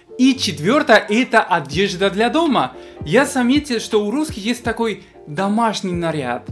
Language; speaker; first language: Russian; non-native, fluent; Spanish